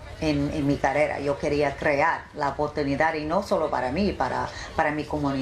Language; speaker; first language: Spanish; early bilingual, heritage; English